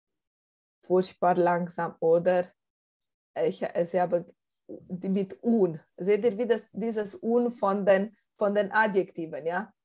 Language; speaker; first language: German; non-native, fluent; Romanian